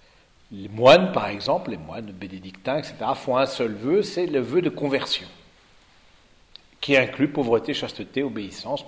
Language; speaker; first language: French; native; French